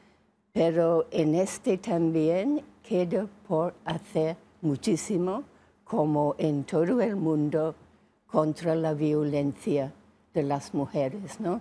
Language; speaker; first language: Spanish; non-native, fluent; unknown